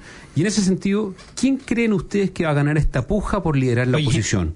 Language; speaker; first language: Spanish; native; Spanish